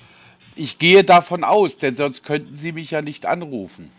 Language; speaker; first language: German; native; German